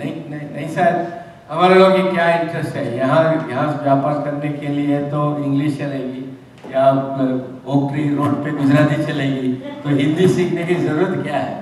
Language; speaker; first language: Hindi; non-native, local second language; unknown